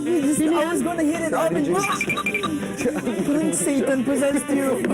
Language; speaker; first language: English; non-native, local second language; Filipino